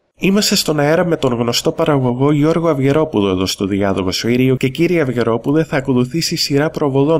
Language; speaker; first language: Greek; native; Greek